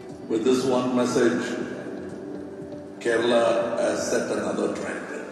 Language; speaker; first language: English; non-native, local second language; Tamil